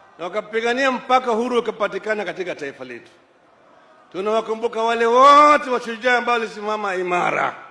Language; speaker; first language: Swahili; non-native, local second language; Luo (Kenya and Tanzania)